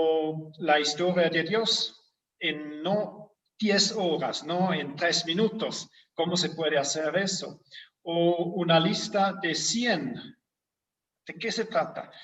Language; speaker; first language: Spanish; non-native, fluent; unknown